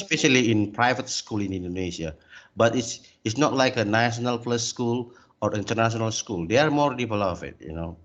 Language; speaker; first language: English; non-native, learner; Indonesian